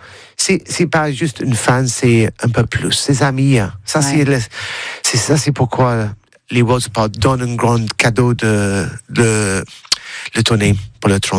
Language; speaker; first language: French; non-native, learner; English